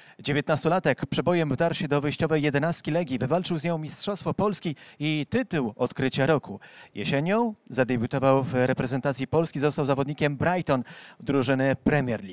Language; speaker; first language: Polish; native; Polish